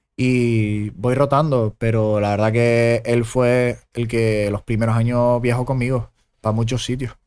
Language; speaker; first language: Spanish; early bilingual, other home language; German